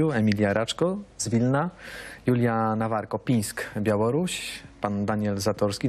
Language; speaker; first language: Polish; native; Polish